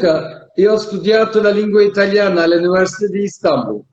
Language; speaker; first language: Italian; non-native, learner; Turkish